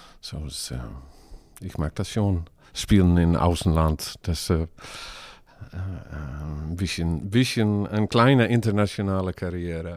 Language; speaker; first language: German; non-native, learner; Dutch